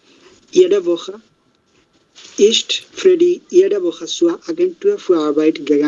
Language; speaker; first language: German; non-native, learner; Bangla